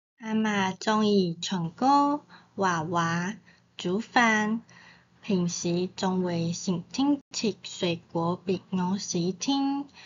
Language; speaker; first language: Cantonese; non-native, learner; Chinese